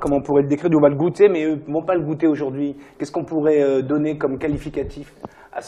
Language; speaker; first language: French; native; French